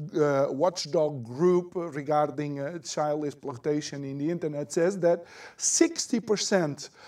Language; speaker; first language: English; non-native, fluent; Portuguese